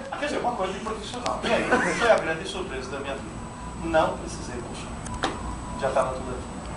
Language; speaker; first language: Portuguese; non-native, fluent; Italian